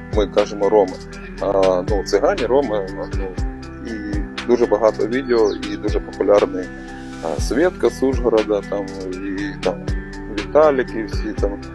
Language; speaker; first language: Ukrainian; non-native, local second language; Russian